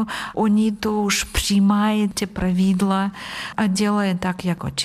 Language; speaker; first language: Czech; non-native, learner; Ukrainian